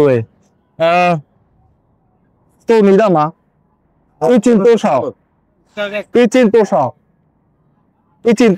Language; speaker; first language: Chinese; non-native, learner; Bangla